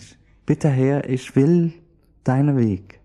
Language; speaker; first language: German; non-native, learner; Arabic